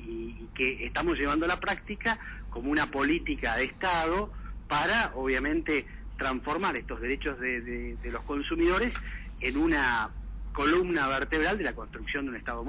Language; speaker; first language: Spanish; native; Spanish